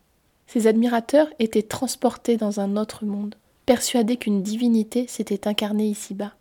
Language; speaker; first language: French; native; French